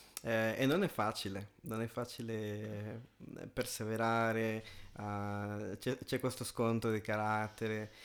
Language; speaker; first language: Italian; non-native, fluent; Spanish